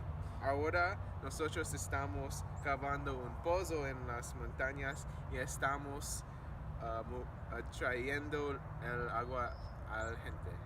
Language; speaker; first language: Spanish; non-native, learner; English